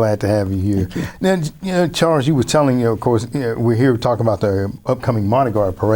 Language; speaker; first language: English; native; English